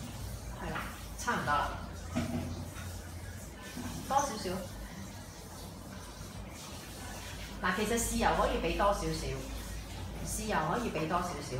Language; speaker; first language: Cantonese; native; Cantonese